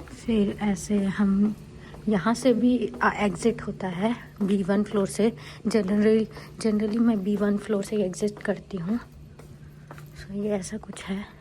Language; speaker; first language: Hindi; native; Hindi